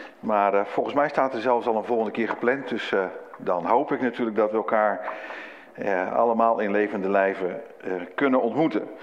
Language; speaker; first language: Dutch; native; Dutch